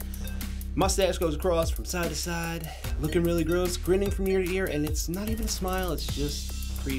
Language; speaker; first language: English; native; English